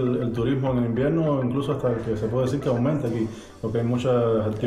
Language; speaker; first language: Spanish; native; Spanish